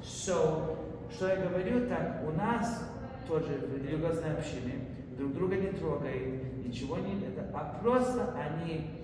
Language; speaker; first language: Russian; non-native, fluent; English